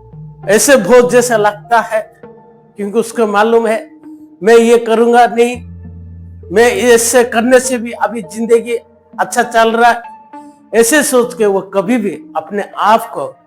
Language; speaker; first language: Hindi; non-native, local second language; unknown